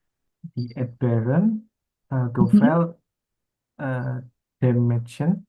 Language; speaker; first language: German; non-native, learner; Indonesian